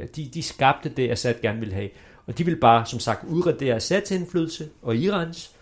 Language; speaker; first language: Danish; early bilingual, other home language; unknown